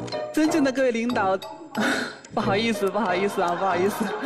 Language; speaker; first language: Chinese; native; Chinese